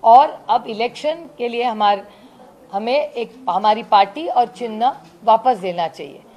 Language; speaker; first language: Hindi; non-native, local second language; Marathi